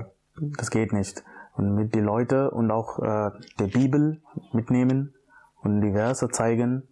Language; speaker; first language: German; non-native, fluent; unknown